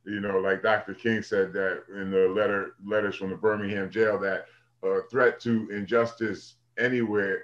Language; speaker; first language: English; native; English